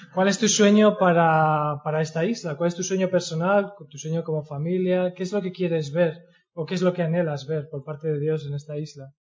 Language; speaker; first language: Spanish; native; Spanish